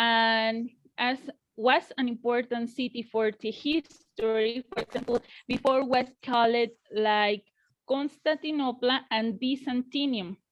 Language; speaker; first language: English; non-native, learner; Spanish